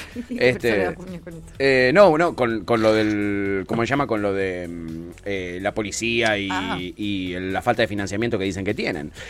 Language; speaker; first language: Spanish; native; Spanish